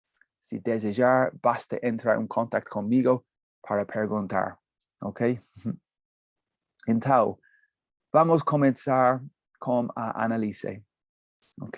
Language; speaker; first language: Portuguese; non-native, learner; English